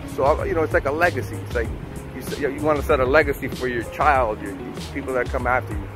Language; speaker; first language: English; native; English